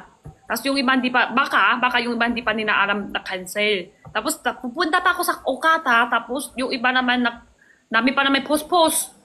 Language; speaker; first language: Filipino; non-native, learner; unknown